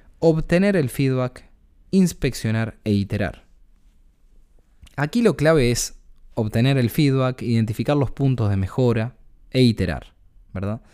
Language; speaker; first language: Spanish; native; Spanish